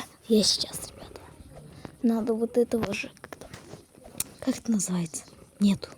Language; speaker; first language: Russian; native; Russian